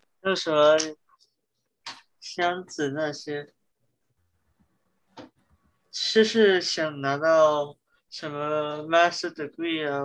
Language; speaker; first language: Chinese; early bilingual, heritage; Chinese